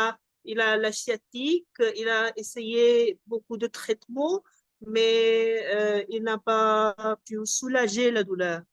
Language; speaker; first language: French; non-native, fluent; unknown